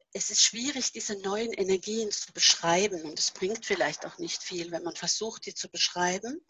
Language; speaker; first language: German; non-native, fluent; Norwegian